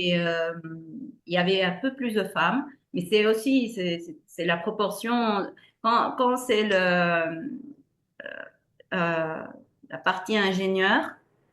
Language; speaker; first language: French; non-native, fluent; Spanish